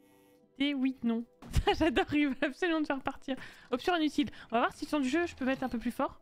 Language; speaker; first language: French; native; French